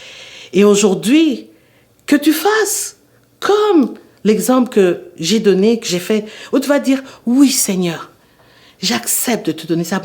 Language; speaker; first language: French; native; French